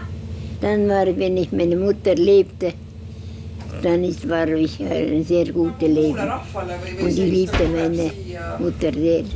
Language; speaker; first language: German; non-native, learner; Estonian